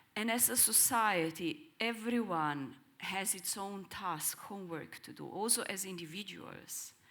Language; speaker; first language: English; non-native, fluent; Slovenian